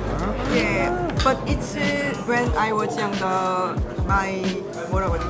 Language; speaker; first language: English; non-native, learner; Korean